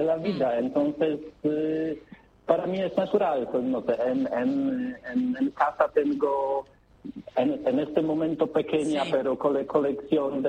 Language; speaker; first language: Spanish; non-native, learner; Polish